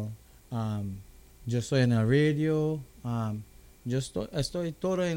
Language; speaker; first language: Spanish; non-native, local second language; English